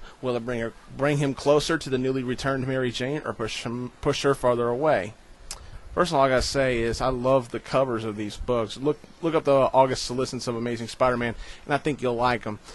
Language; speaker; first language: English; native; English